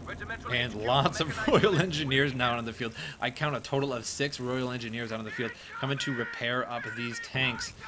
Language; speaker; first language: English; native; English